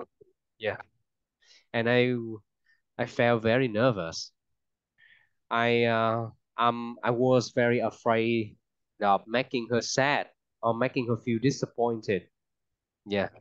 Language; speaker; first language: English; non-native, fluent; Vietnamese